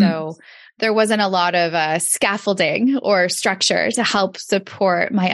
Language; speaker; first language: English; native; English